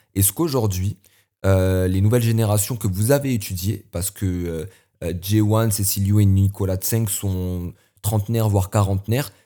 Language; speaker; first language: French; native; French